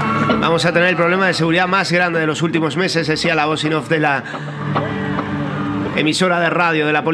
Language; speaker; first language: Spanish; native; Spanish